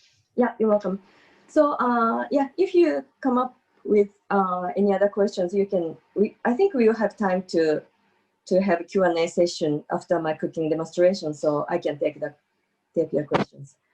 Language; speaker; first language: English; non-native, fluent; Japanese